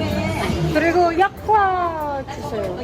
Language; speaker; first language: Korean; non-native, learner; Filipino